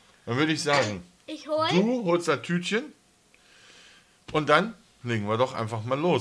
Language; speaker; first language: German; native; German